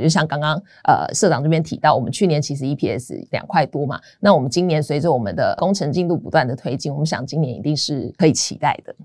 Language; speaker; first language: Chinese; native; Chinese